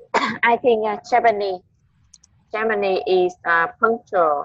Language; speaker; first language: English; non-native, learner; Vietnamese